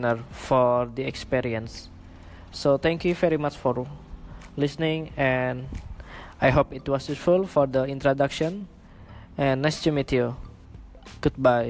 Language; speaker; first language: English; non-native, learner; Indonesian